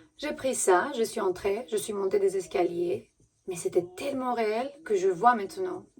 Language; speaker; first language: French; non-native, fluent; Romanian